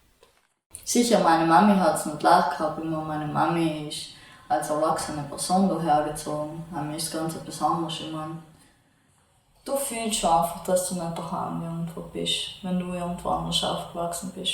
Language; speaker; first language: German; early bilingual, other home language; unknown